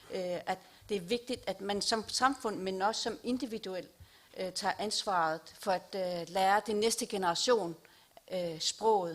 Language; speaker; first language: Danish; non-native, local second language; Kalaallisut